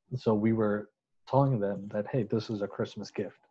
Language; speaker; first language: English; non-native, local second language; Bangla